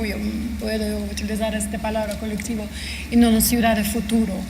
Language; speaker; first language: Spanish; non-native, fluent; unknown